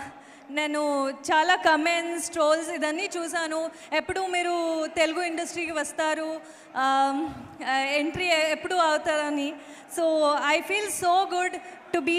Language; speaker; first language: Telugu; non-native, learner; Kannada